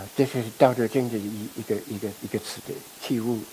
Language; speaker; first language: Chinese; non-native, fluent; English